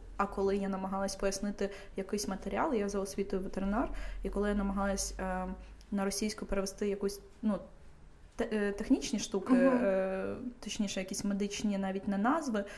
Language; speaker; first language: Ukrainian; non-native, local second language; Russian